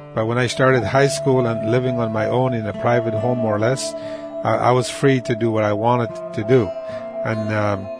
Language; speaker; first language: English; non-native, fluent; Cree